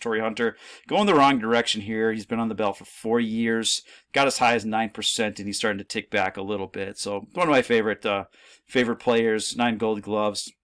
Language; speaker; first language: English; native; English